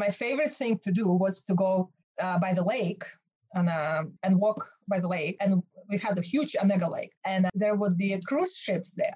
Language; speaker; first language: English; non-native, fluent; Russian